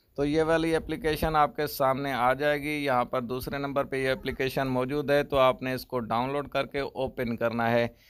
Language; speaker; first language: Urdu; native; Urdu